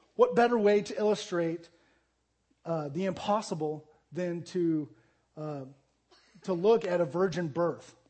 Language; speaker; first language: English; native; English